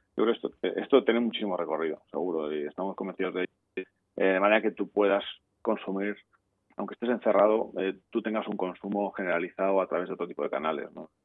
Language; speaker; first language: Spanish; native; Spanish